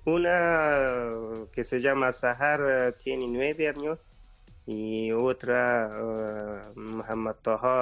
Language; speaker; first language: Spanish; non-native, learner; Persian